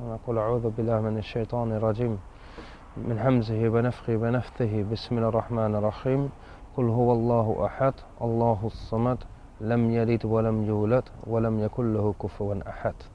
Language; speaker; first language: Arabic; non-native, fluent; English